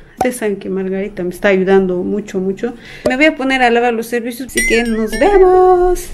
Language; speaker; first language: Spanish; native; Spanish